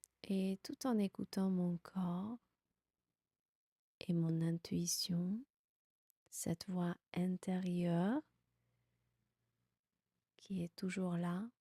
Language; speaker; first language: French; non-native, fluent; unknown